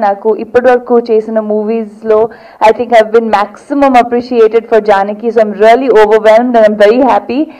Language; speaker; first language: Telugu; non-native, local second language; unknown